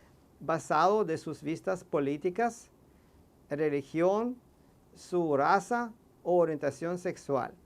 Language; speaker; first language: Spanish; non-native, fluent; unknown